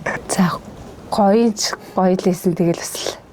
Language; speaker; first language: Mongolian; native; Mongolian